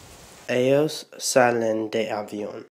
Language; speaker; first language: Spanish; non-native, learner; English